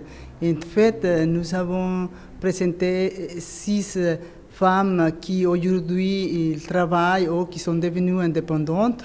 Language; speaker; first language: French; non-native, fluent; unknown